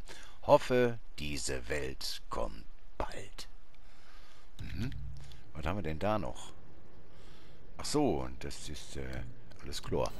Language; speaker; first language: German; native; German